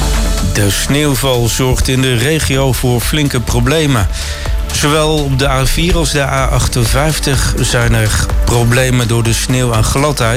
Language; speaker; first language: Dutch; native; Dutch